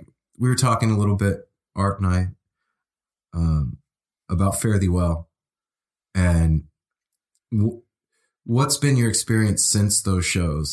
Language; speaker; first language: English; native; English